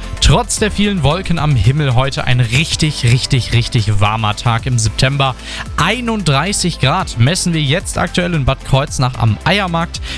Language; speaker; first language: German; native; German